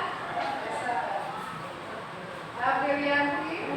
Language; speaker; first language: English; non-native, learner; Indonesian